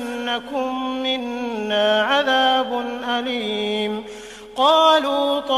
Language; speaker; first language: Arabic; native; Arabic